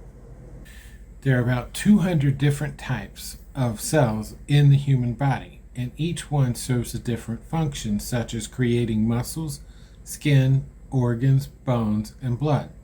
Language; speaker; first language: English; native; English